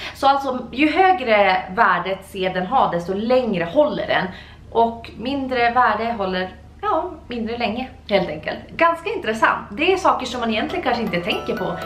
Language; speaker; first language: Swedish; native; Swedish